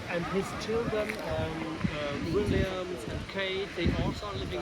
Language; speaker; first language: English; non-native, learner; German